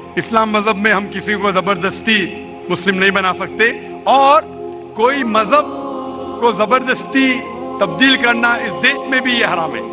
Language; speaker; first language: Urdu; non-native, local second language; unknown